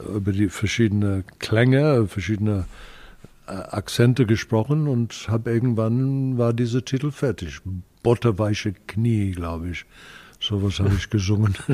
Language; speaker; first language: German; non-native, fluent; English